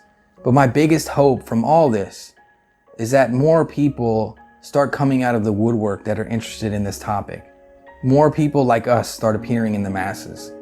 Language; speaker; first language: English; native; English